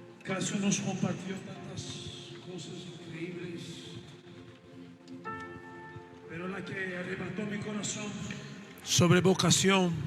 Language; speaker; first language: Spanish; non-native, local second language; Portuguese